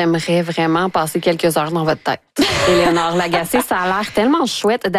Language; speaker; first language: French; native; French